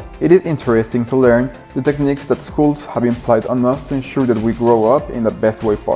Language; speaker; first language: English; non-native, local second language; Spanish